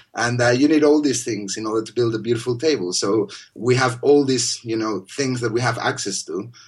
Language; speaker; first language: English; non-native, fluent; Spanish